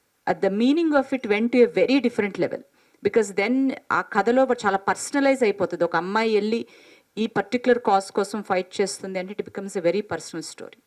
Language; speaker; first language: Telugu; native; Telugu